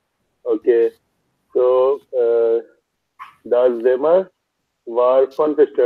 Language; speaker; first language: German; non-native, learner; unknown